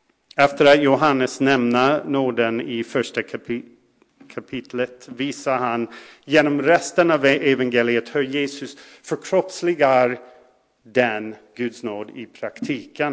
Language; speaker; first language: Swedish; non-native, fluent; English